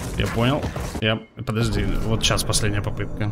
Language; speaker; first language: Russian; native; Russian